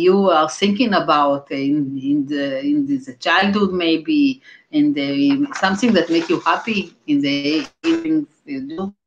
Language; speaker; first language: English; non-native, fluent; Hebrew